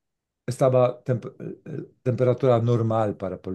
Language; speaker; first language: Spanish; non-native, learner; Polish